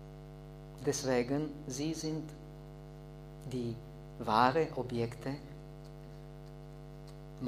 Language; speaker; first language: German; non-native, fluent; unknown